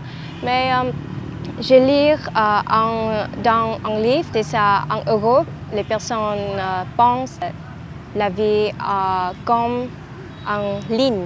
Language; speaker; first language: French; non-native, learner; Vietnamese